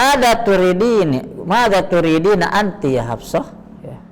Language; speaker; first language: Arabic; non-native, fluent; Indonesian